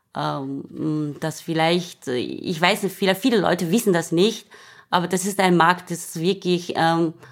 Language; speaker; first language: German; non-native, learner; Chinese